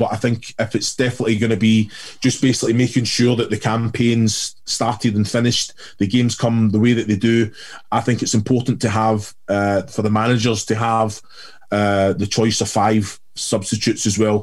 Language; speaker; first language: English; native; English